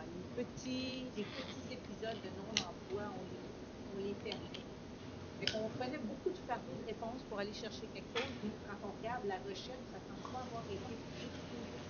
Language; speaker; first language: French; native; French